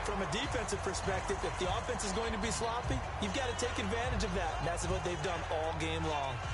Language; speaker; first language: English; native; English